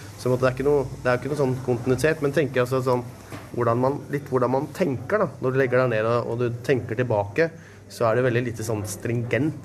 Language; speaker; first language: Norwegian; native; Norwegian